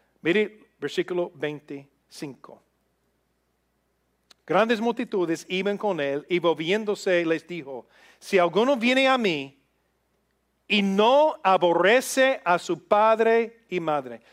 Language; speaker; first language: Spanish; non-native, fluent; English